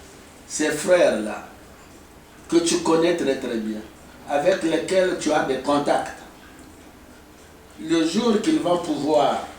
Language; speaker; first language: French; non-native, local second language; Lingala